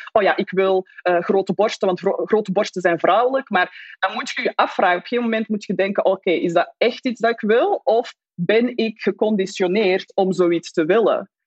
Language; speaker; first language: Dutch; native; Dutch